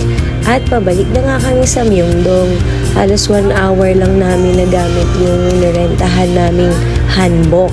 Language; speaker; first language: Filipino; native; Filipino